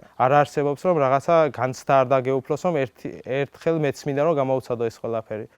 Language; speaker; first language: Georgian; native; Georgian